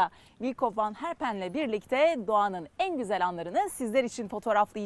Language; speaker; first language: Turkish; native; Turkish